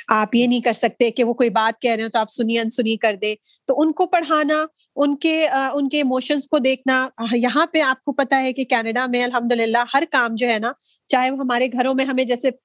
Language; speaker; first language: Urdu; native; Urdu